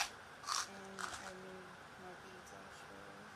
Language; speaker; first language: English; native; English